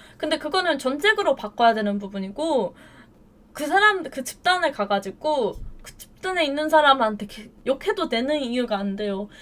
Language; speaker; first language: Korean; non-native, fluent; Japanese